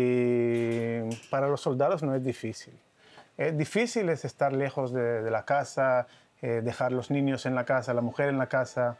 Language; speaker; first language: Spanish; non-native, learner; Hebrew